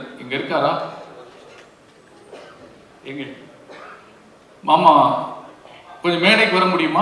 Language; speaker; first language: Tamil; native; Tamil